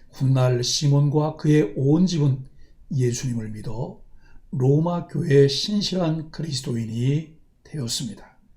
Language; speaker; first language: Korean; native; Korean